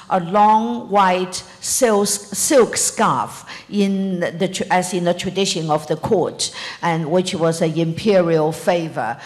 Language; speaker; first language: English; non-native, fluent; Chinese